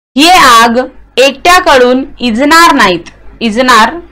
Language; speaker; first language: Hindi; non-native, local second language; Marathi